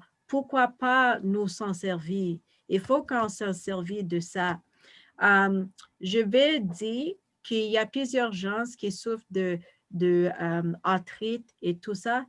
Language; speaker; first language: French; non-native, fluent; English